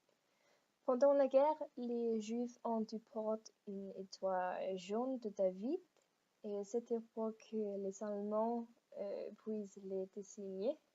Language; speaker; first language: French; non-native, learner; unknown